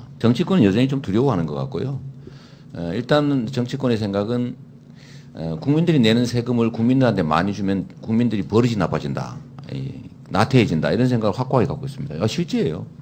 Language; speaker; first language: Korean; native; Korean